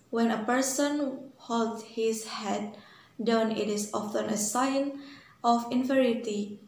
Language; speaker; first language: English; non-native, fluent; Indonesian